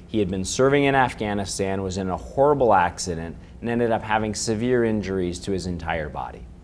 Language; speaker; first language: English; native; English